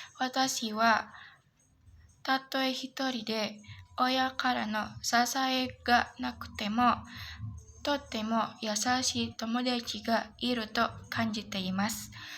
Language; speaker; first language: Japanese; non-native, learner; Indonesian